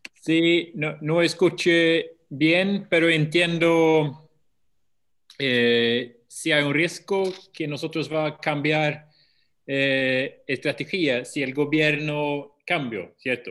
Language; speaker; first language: Spanish; non-native, fluent; Swedish